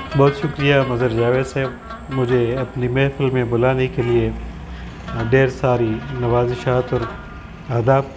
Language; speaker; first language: Urdu; non-native, local second language; Pashto